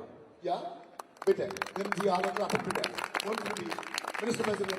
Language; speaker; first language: German; non-native, learner; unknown